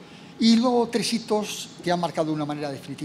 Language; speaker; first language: Spanish; native; Spanish